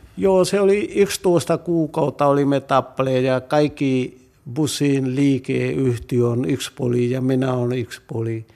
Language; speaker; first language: Finnish; non-native, learner; Punjabi